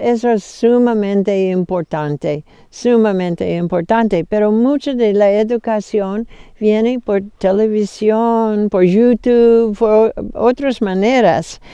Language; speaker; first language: Spanish; non-native, fluent; English